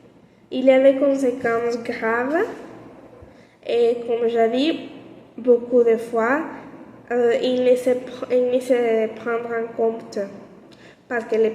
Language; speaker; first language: French; non-native, learner; Spanish